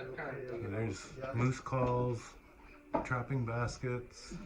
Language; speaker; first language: English; native; English